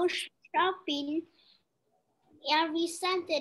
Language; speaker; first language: English; non-native, learner; Vietnamese